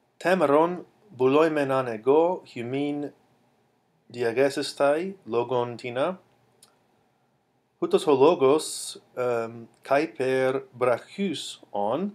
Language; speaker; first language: Greek; non-native, fluent; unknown